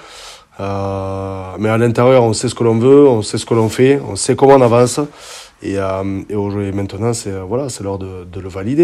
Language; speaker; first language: French; native; French